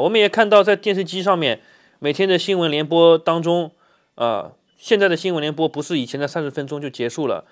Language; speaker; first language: Chinese; native; Chinese